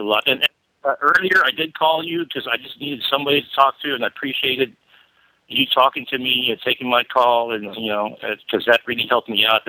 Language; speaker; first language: English; non-native, local second language; Filipino